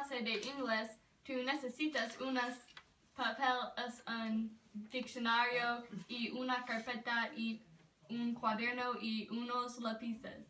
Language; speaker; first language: Spanish; non-native, learner; English